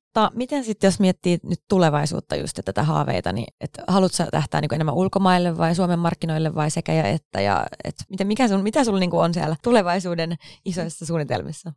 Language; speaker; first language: Finnish; native; Finnish